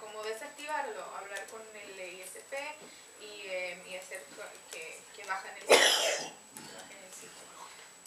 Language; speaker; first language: Spanish; non-native, fluent; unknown